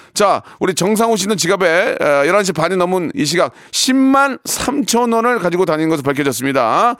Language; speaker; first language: Korean; native; Korean